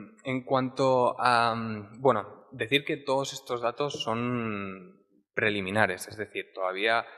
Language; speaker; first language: Spanish; native; Spanish